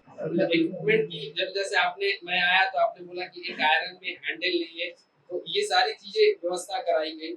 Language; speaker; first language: Hindi; native; Hindi